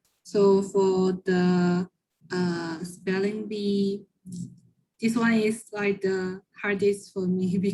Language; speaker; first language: English; non-native, learner; Chinese